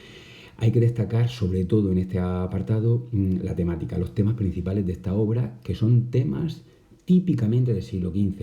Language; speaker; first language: Spanish; native; Spanish